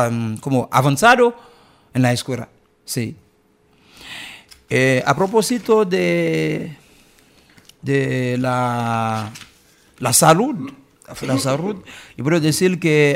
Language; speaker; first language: Spanish; non-native, learner; Haitian Creole